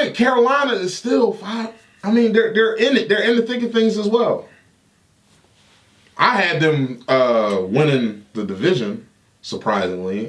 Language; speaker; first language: English; native; English